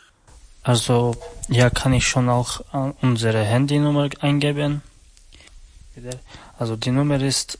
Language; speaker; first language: German; non-native, learner; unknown